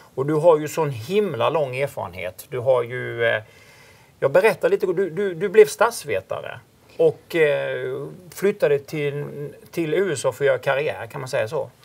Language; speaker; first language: Swedish; native; Swedish